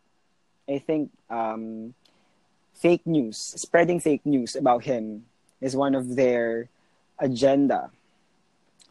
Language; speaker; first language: English; non-native, local second language; Filipino